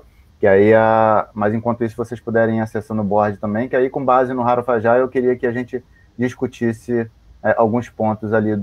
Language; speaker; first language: Portuguese; native; Portuguese